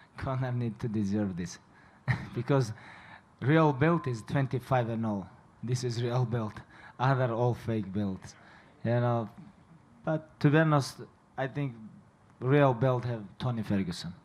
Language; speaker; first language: English; non-native, learner; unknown